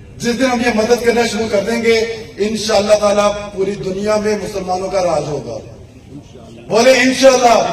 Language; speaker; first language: Urdu; early bilingual, heritage; Urdu